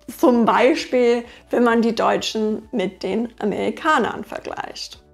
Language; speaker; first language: German; non-native, fluent; English